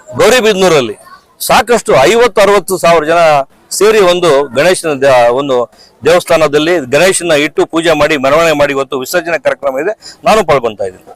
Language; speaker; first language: Kannada; native; Kannada